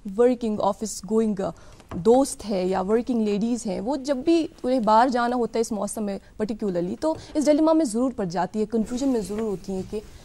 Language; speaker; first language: Hindi; non-native, local second language; Kashmiri